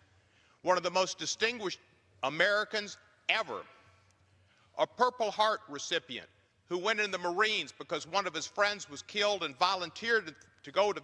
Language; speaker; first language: English; native; English